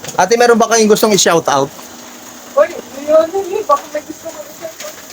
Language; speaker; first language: Filipino; native; Filipino